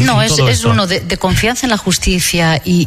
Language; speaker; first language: Spanish; non-native, local second language; Catalan